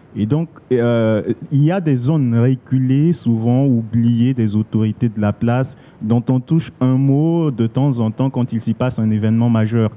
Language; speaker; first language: French; non-native, local second language; Sango